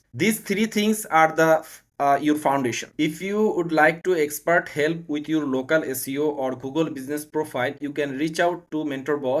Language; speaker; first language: English; non-native, learner; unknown